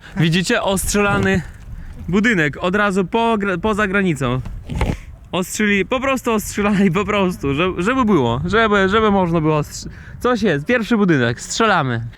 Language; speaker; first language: Polish; non-native, fluent; Russian